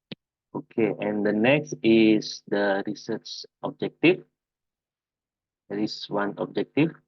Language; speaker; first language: English; non-native, learner; Indonesian